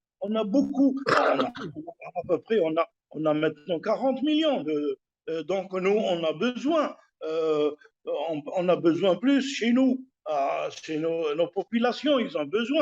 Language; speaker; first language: French; non-native, local second language; Arabic